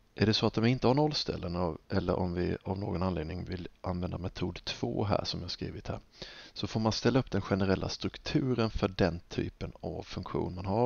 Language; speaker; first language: Swedish; native; Swedish